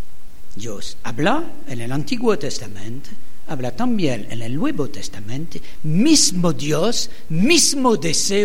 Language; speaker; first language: Spanish; non-native, learner; French